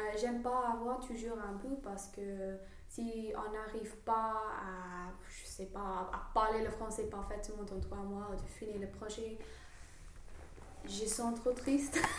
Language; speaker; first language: French; non-native, learner; English